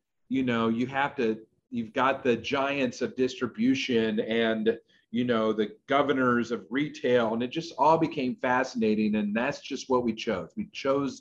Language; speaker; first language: English; native; English